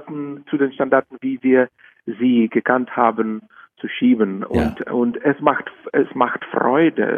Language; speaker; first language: German; non-native, fluent; Czech